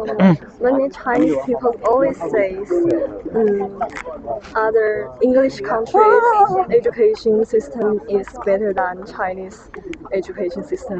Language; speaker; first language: English; non-native, learner; Chinese